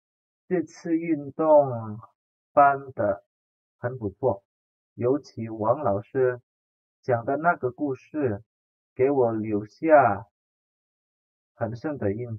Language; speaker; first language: Chinese; non-native, fluent; Indonesian